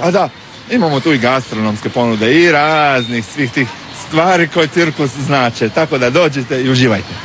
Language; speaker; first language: Croatian; native; Croatian